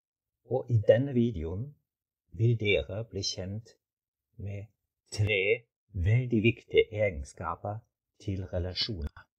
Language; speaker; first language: Norwegian; non-native, fluent; German